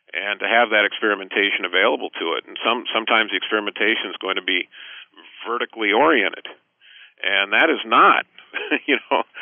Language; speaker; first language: English; native; English